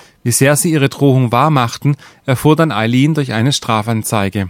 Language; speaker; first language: German; native; German